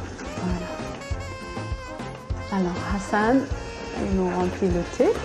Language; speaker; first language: French; non-native, fluent; German